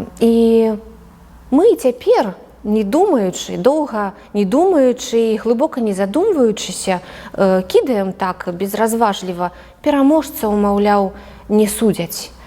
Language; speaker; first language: Belarusian; native; Belarusian